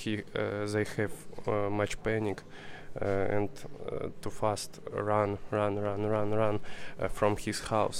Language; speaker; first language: English; non-native, learner; Russian